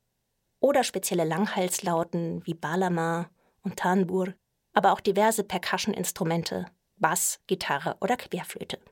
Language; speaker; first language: German; native; German